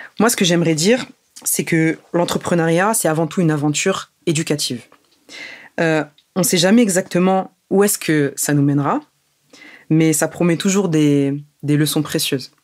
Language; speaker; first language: French; early bilingual, other home language; Arabic